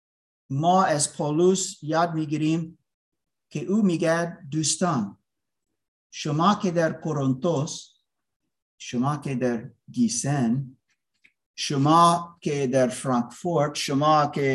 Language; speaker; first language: Persian; non-native, learner; English